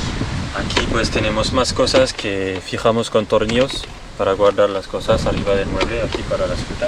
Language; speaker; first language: Spanish; non-native, learner; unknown